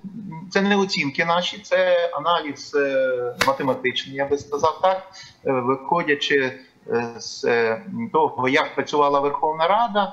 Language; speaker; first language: Ukrainian; native; Ukrainian